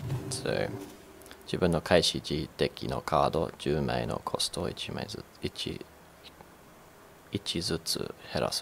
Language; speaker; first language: Japanese; non-native, fluent; English